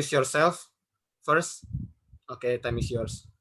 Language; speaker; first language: English; non-native, learner; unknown